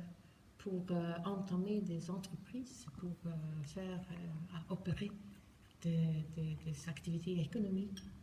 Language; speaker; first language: French; non-native, fluent; Swedish